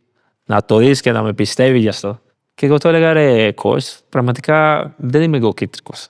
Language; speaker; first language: Greek; non-native, learner; Spanish